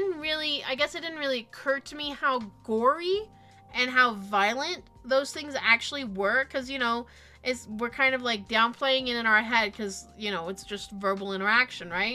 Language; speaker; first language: English; native; English